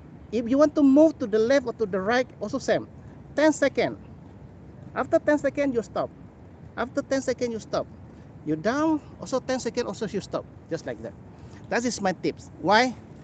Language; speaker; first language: English; non-native, local second language; Malay